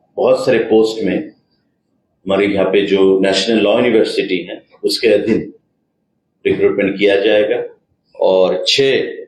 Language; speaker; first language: Hindi; non-native, local second language; Bangla